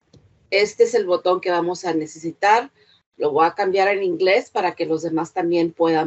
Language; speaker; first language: Spanish; early bilingual, heritage; Spanish